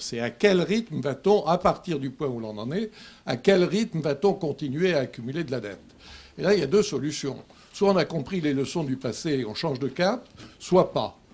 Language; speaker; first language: French; native; French